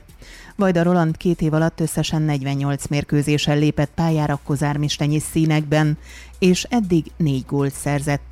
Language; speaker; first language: Hungarian; native; Hungarian